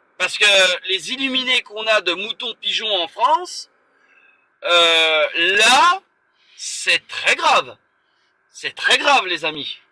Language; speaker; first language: French; native; French